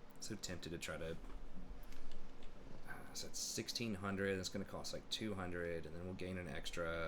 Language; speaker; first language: English; native; English